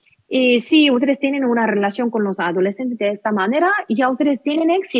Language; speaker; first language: Spanish; non-native, learner; Korean